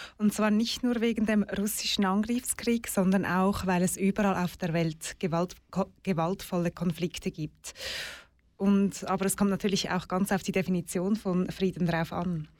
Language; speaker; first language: German; native; German